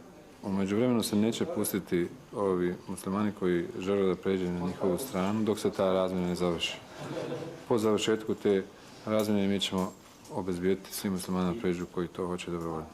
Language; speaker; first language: Bosnian; native; Bosnian